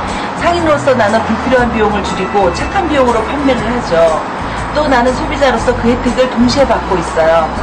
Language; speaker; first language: Korean; native; Korean